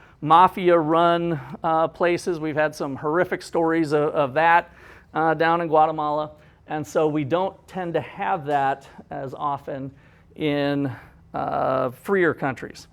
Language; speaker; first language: English; native; English